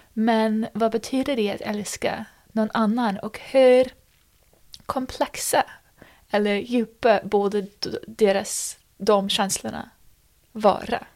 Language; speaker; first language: Swedish; non-native, fluent; English